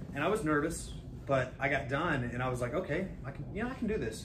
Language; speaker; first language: English; native; English